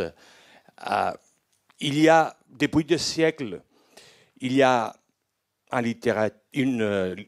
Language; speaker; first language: French; non-native, fluent; Greek